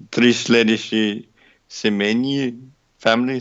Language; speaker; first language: Russian; non-native, learner; English